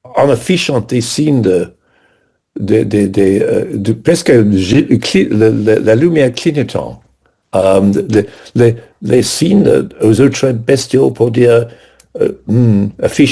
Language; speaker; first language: French; non-native, fluent; English